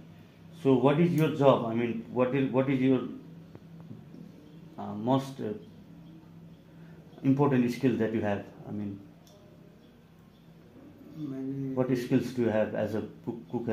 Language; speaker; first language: English; non-native, fluent; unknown